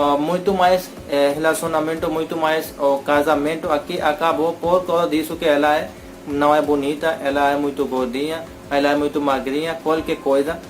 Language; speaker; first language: Portuguese; non-native, learner; Hindi